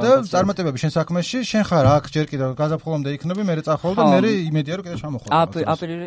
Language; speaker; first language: Georgian; native; Georgian